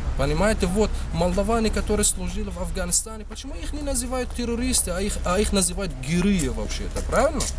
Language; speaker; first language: Russian; non-native, fluent; Arabic